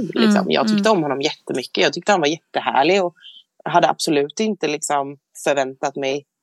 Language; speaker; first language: Swedish; native; Swedish